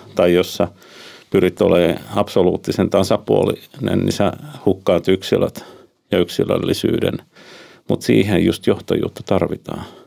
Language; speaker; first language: Finnish; native; Finnish